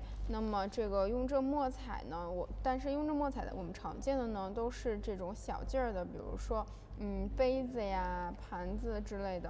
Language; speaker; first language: Chinese; native; Chinese